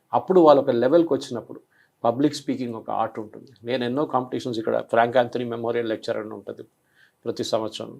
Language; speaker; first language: Telugu; non-native, local second language; Malayalam